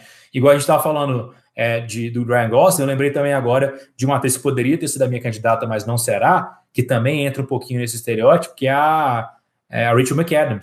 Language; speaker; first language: Portuguese; native; Portuguese